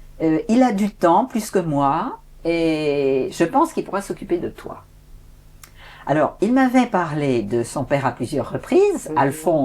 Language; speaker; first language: French; native; French